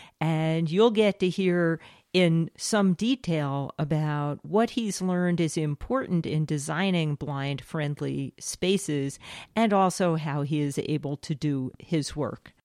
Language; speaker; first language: English; native; English